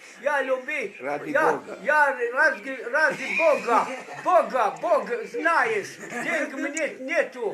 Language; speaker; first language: Russian; non-native, learner; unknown